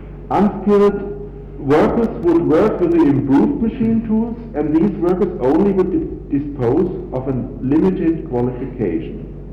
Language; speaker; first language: English; non-native, fluent; German